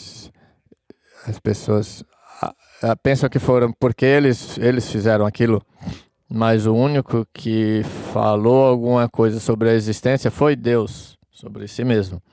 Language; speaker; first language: Portuguese; non-native, fluent; English